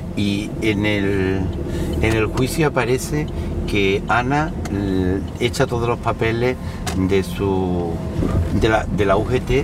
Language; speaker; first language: Spanish; native; Spanish